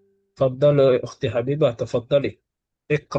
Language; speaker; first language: Arabic; non-native, fluent; Malay